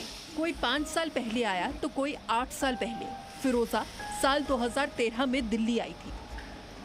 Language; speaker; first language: Hindi; native; Hindi